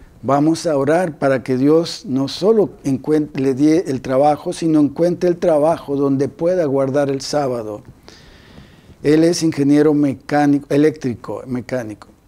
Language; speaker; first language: Spanish; native; Spanish